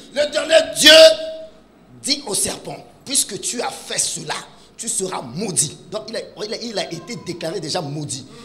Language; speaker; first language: French; non-native, local second language; Lingala